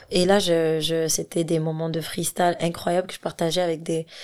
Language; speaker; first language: French; non-native, local second language; Arabic